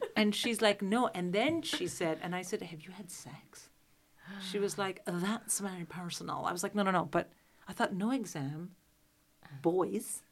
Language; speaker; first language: English; non-native, local second language; Hindi